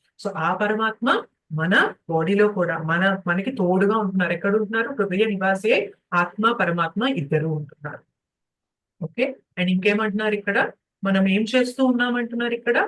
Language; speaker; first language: Telugu; native; Telugu